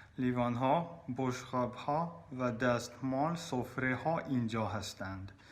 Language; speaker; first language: Persian; non-native, learner; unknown